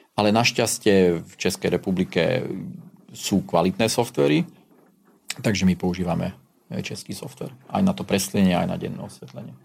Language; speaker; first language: Slovak; non-native, local second language; Hungarian